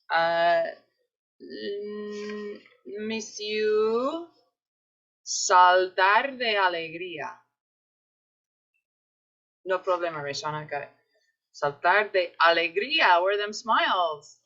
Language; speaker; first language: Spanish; non-native, fluent; English